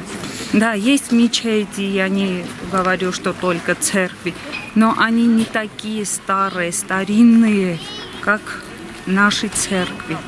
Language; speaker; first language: Russian; non-native, local second language; Armenian